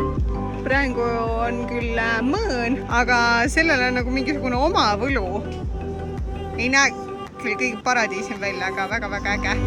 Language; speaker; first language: Estonian; native; Estonian